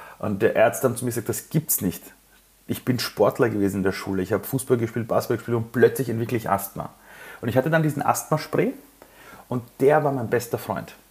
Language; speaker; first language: German; early bilingual, other home language; Persian